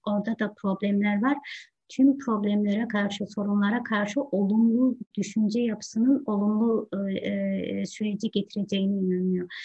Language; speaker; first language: Turkish; early bilingual, heritage; Turkish